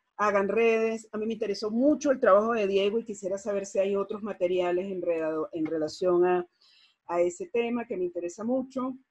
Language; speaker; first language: Spanish; native; Spanish